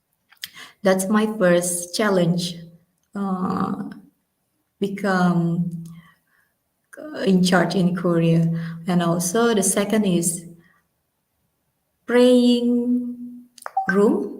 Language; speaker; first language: English; non-native, learner; Indonesian